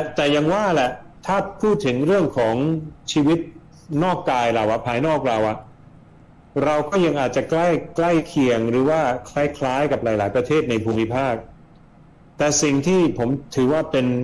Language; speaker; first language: Thai; early bilingual, other home language; Swedish